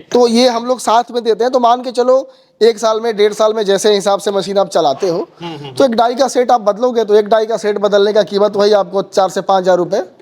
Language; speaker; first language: Hindi; native; Hindi